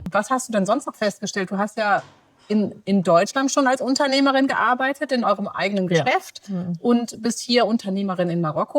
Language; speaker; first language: German; native; German